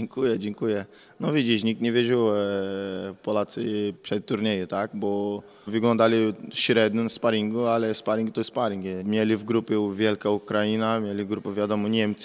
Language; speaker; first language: Polish; non-native, learner; Portuguese